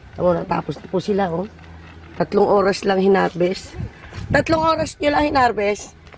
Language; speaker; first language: Filipino; native; Filipino